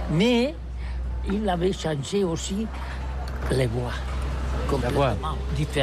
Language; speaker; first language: French; non-native, learner; Catalan